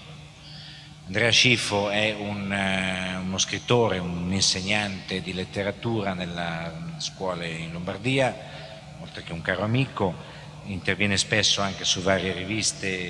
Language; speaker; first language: Italian; native; Italian